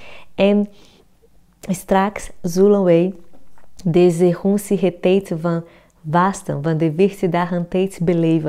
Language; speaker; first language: Dutch; non-native, fluent; Portuguese